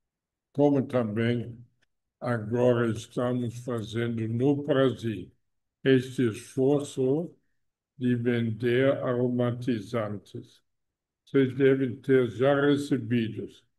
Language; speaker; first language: Portuguese; non-native, fluent; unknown